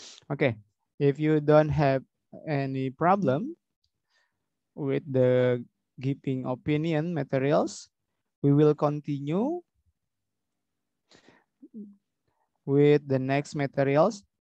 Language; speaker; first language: English; non-native, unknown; Indonesian